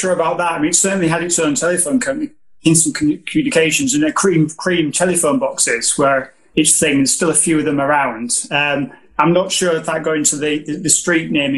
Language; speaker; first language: English; native; English